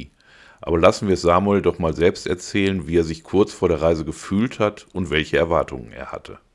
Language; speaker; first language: German; native; German